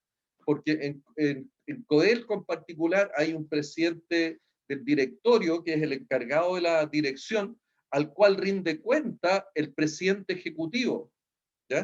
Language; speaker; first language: Spanish; native; Spanish